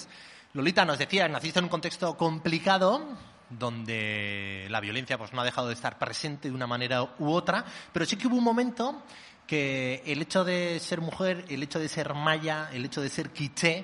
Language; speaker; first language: Spanish; native; Spanish